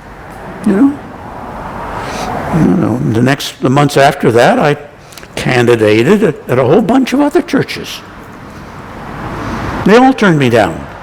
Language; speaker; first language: English; native; English